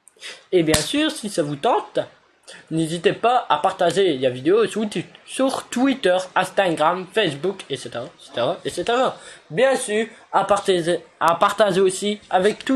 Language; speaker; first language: French; native; French